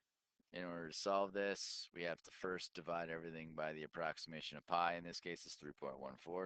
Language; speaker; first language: English; native; English